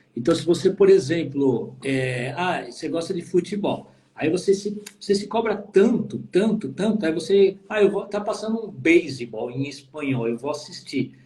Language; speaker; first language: Portuguese; native; Portuguese